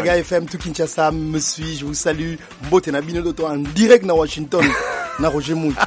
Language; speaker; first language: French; non-native, local second language; Lingala